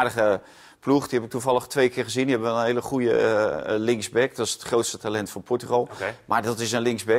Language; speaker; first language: Dutch; native; Dutch